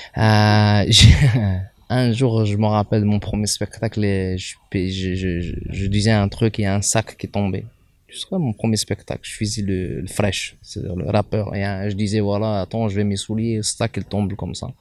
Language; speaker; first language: French; native; French